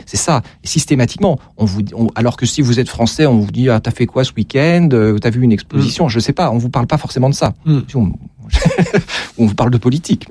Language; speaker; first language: French; native; French